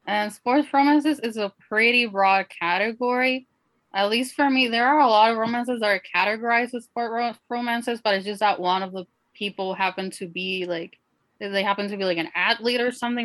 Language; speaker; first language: English; non-native, local second language; Spanish